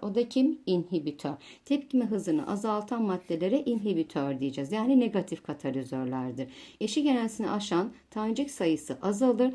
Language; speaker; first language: Turkish; native; Turkish